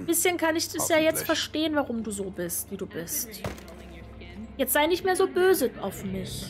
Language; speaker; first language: German; native; German